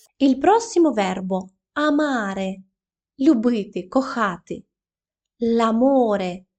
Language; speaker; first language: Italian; non-native, fluent; Ukrainian